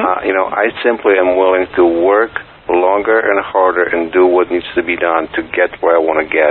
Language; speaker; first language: English; non-native, fluent; Polish